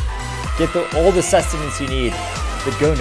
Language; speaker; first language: English; native; English